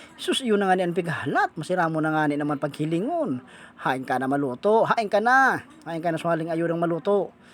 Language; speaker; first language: Filipino; native; Filipino